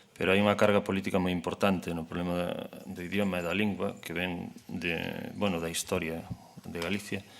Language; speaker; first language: Galician; non-native, local second language; Spanish